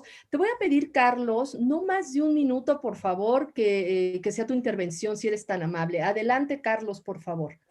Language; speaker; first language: Spanish; native; Spanish